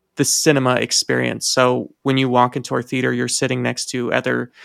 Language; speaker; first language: English; native; English